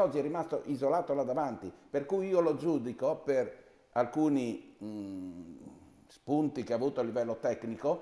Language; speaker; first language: Italian; native; Italian